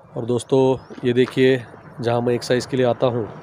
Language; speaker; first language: Hindi; non-native, local second language; Urdu